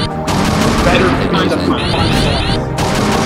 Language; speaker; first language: English; native; English